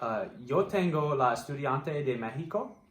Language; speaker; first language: Spanish; non-native, learner; English